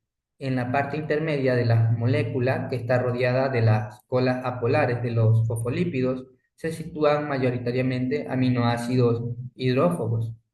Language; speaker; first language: Spanish; native; Spanish